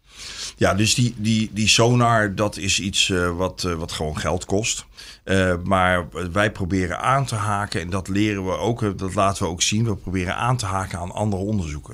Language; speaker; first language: Dutch; native; Dutch